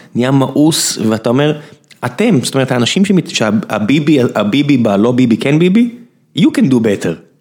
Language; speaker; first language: Hebrew; native; Hebrew